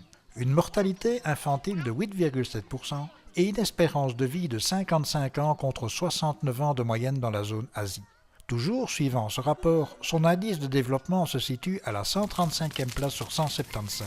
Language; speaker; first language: French; native; French